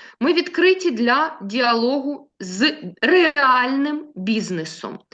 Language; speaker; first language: Ukrainian; native; Ukrainian